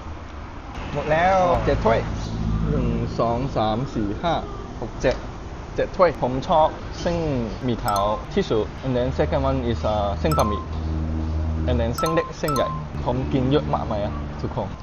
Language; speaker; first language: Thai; native; Thai